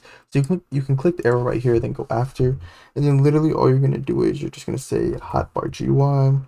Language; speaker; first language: English; native; English